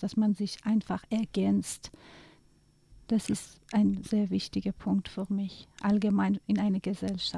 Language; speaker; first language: German; non-native, fluent; Persian